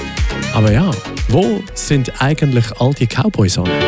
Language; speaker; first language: German; native; German